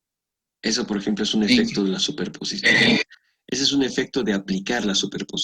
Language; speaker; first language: Spanish; native; Spanish